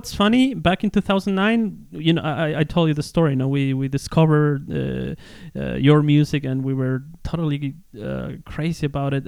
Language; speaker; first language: English; non-native, fluent; Spanish